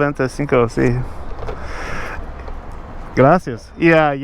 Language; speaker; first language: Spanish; non-native, learner; English